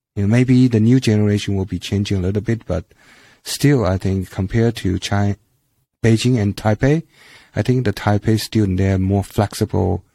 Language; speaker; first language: English; non-native, fluent; Chinese